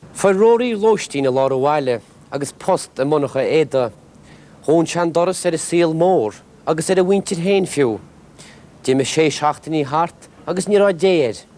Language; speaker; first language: Irish; native; Irish